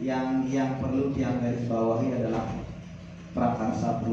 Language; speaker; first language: Indonesian; native; Indonesian